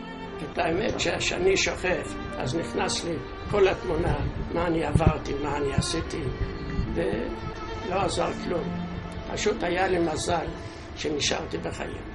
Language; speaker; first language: Hebrew; non-native, fluent; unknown